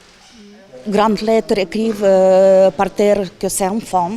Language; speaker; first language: French; non-native, learner; Ukrainian